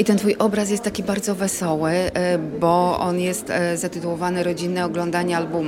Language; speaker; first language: Polish; native; Polish